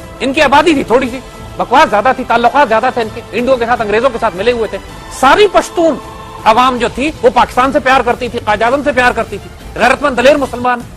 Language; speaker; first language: Urdu; native; Urdu